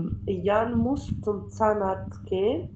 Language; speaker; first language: German; non-native, learner; Macedonian